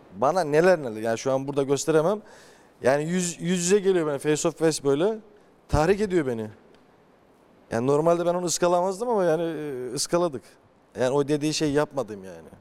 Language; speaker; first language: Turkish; native; Turkish